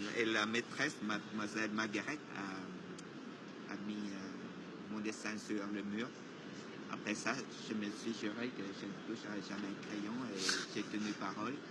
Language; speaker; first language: French; non-native, fluent; Vietnamese